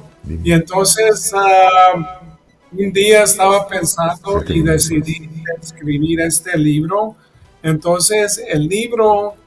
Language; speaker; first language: Spanish; early bilingual, heritage; Spanish